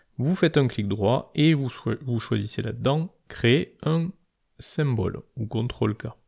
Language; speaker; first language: French; native; French